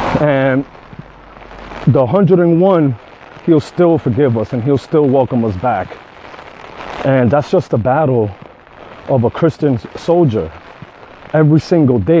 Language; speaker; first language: English; native; English